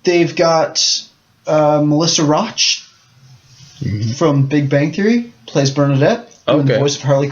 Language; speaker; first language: English; native; English